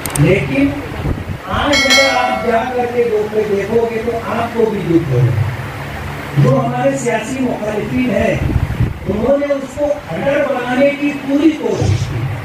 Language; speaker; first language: Urdu; native; Urdu